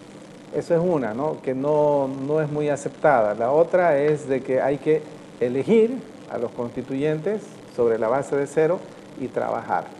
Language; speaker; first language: Spanish; native; Spanish